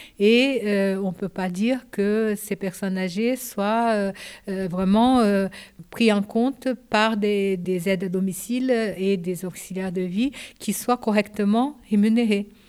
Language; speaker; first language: French; non-native, fluent; Japanese